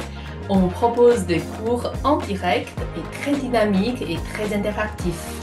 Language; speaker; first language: French; non-native, fluent; Chinese